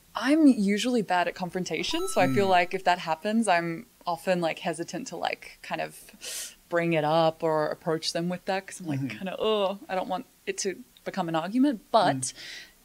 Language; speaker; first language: English; native; English